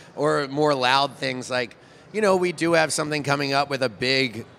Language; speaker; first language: English; native; English